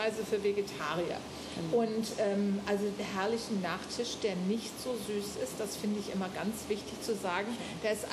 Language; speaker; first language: German; native; German